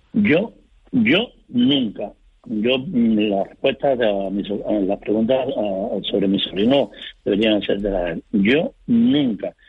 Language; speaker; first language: Spanish; native; Spanish